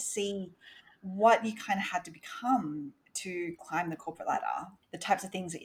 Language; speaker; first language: English; native; English